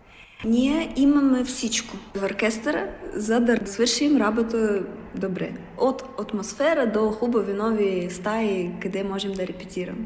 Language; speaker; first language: Bulgarian; non-native, learner; Russian